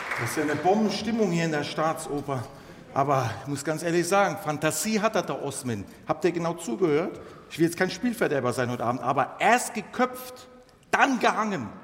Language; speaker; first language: German; early bilingual, other home language; Turkish